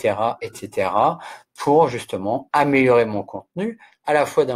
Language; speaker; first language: French; native; French